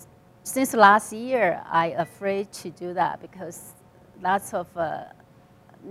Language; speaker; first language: English; non-native, learner; Chinese